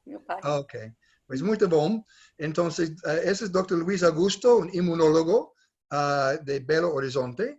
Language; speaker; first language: Spanish; non-native, fluent; English